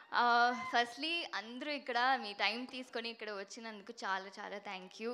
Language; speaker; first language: Telugu; non-native, fluent; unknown